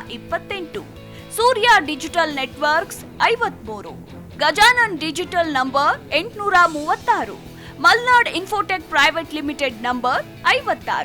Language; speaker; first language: Kannada; native; Kannada